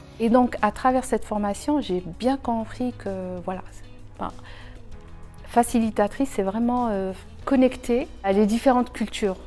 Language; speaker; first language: French; native; French